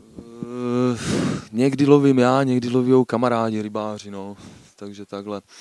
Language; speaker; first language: Czech; native; Czech